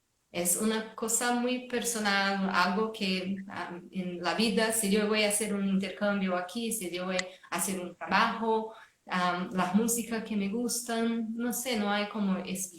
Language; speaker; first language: Spanish; non-native, fluent; Portuguese